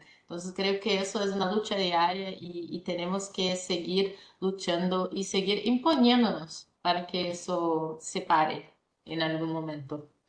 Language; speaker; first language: Spanish; non-native, fluent; Portuguese